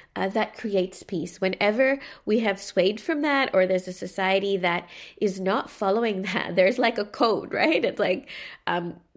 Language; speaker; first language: English; native; English